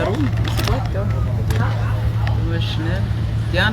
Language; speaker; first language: German; non-native, learner; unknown